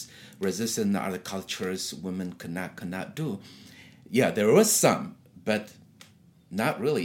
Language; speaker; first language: English; non-native, fluent; Tigrinya